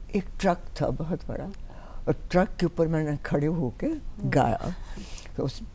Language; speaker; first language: Hindi; native; Hindi